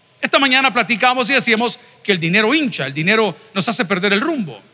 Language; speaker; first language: Spanish; native; Spanish